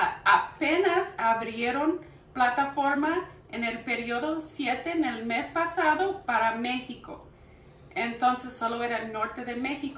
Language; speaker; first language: Spanish; early bilingual, heritage; Spanish